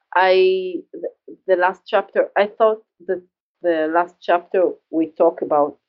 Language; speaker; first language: English; non-native, learner; Hebrew